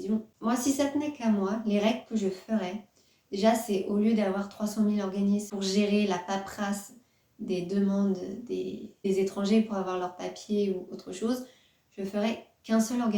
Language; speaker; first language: French; native; French